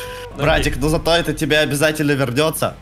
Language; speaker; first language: Russian; native; Russian